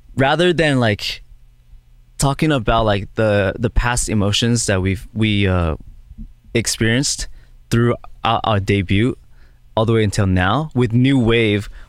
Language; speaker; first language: English; early bilingual, other home language; Korean